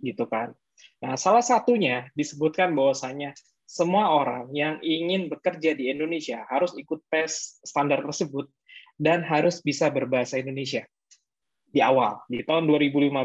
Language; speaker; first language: Indonesian; native; Indonesian